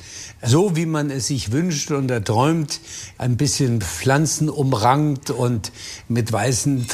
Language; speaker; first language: German; native; German